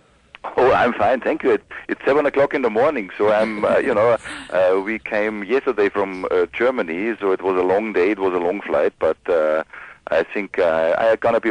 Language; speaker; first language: English; non-native, fluent; German